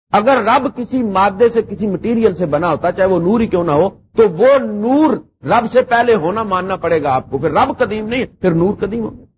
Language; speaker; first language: Urdu; non-native, local second language; Punjabi